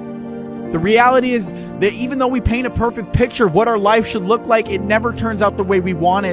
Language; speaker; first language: English; native; English